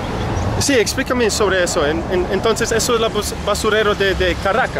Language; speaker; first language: Spanish; non-native, learner; English